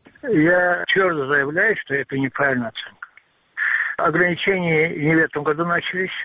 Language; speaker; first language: Russian; non-native, local second language; Azerbaijani